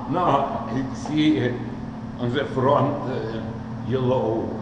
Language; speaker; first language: English; non-native, learner; Russian